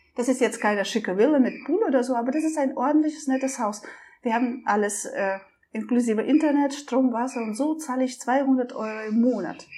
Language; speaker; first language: German; non-native, fluent; Russian